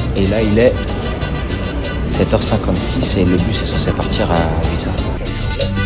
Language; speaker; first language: French; native; French